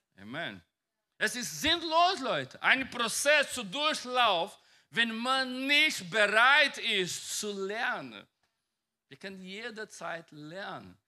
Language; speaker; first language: German; non-native, fluent; Portuguese